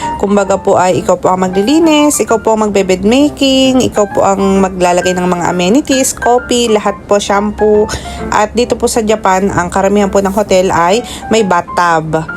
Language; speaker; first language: Filipino; native; Filipino